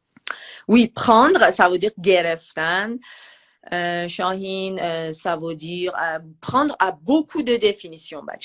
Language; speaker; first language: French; non-native, fluent; Persian